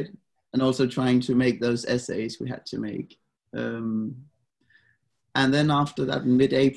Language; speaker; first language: English; non-native, fluent; Danish